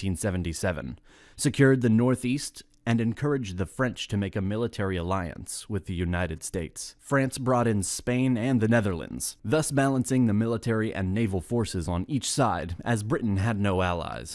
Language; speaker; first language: English; non-native, fluent; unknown